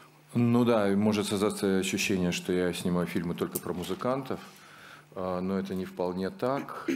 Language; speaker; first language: Russian; native; Russian